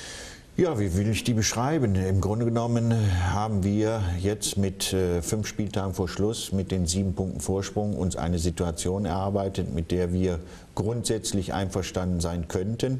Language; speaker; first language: German; native; German